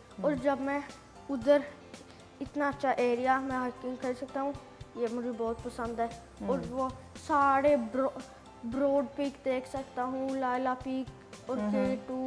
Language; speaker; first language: Hindi; early bilingual, heritage; Hindi